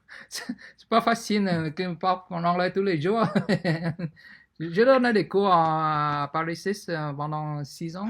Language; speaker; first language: French; non-native, fluent; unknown